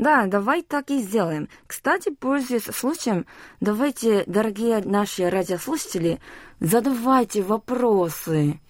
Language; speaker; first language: Russian; non-native, local second language; Korean